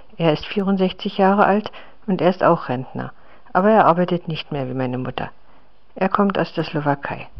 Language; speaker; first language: German; non-native, fluent; Czech